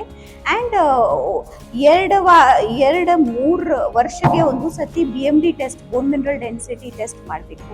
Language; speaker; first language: Kannada; non-native, fluent; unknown